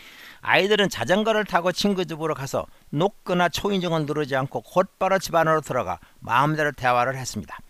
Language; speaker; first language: Korean; native; Korean